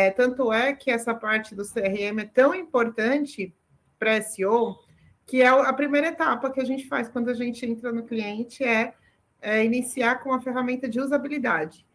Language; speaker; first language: Portuguese; early bilingual, other home language; Arabic